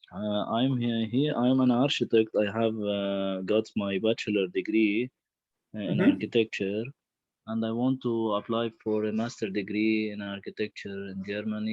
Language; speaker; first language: English; non-native, learner; Arabic